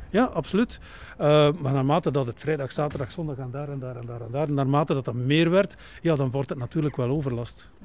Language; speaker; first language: Dutch; native; Dutch